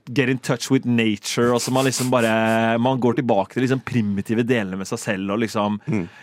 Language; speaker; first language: Norwegian; native; Norwegian